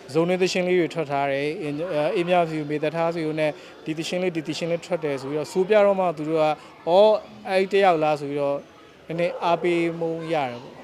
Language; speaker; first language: Burmese; non-native, local second language; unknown